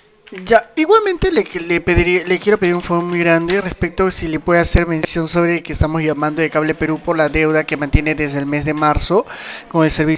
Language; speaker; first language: Spanish; native; Spanish